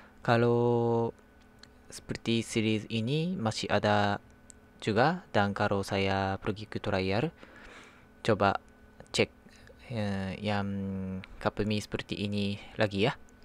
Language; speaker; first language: Indonesian; non-native, learner; Japanese